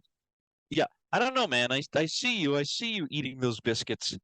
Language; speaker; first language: English; native; English